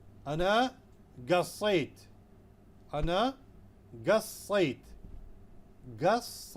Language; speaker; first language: Arabic; non-native, fluent; Urdu